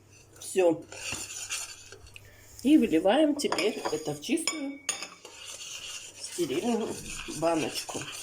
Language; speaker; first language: Russian; native; Russian